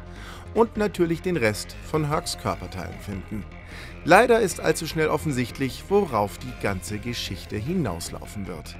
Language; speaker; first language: German; native; German